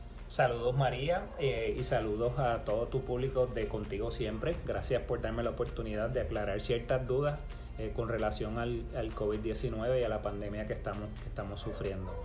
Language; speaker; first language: Spanish; native; Spanish